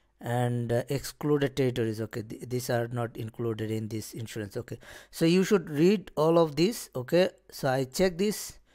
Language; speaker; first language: English; non-native, local second language; Bangla